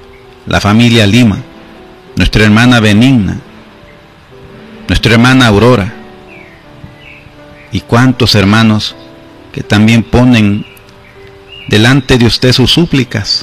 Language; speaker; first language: Spanish; native; Spanish